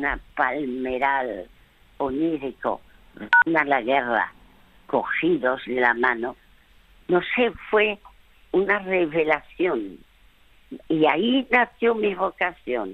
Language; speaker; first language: Spanish; early bilingual, other home language; French